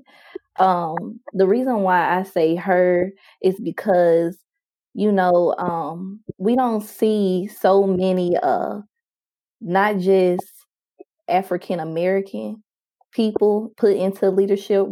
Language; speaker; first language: English; native; English